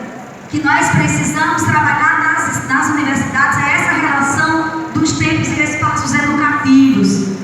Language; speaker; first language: Portuguese; native; Portuguese